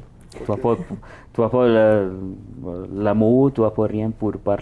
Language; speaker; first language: French; non-native, learner; Italian